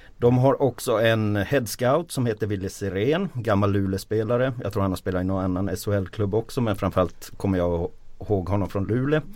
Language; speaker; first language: Swedish; early bilingual, other home language; Finnish